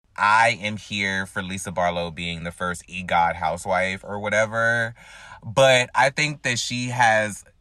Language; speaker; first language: English; native; English